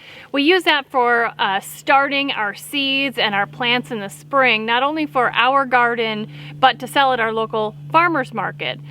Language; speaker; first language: English; native; English